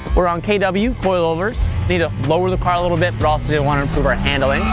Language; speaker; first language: English; native; English